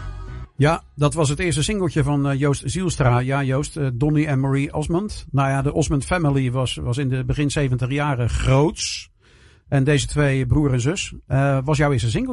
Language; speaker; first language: Dutch; native; Dutch